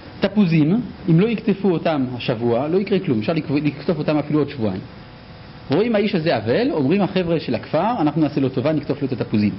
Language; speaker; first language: Hebrew; native; Hebrew